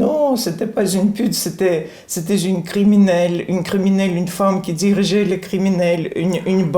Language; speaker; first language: French; non-native, fluent; Russian